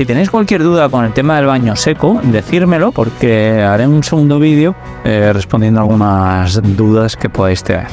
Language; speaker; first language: Spanish; native; Spanish